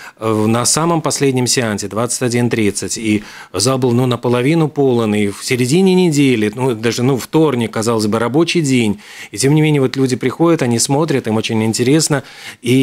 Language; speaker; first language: Russian; native; Russian